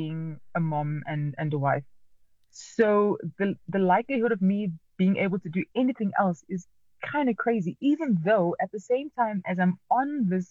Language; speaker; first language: English; native; English